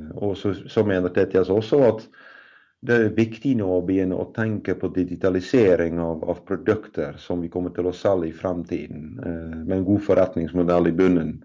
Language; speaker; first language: Norwegian; non-native, fluent; Dutch